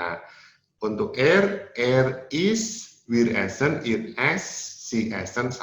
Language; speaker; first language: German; non-native, fluent; Indonesian